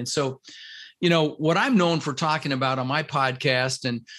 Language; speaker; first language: English; early bilingual, other home language; Dutch